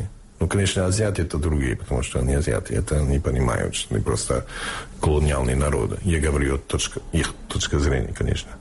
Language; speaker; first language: Russian; non-native, fluent; English